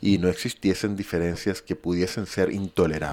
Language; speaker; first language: Spanish; native; Spanish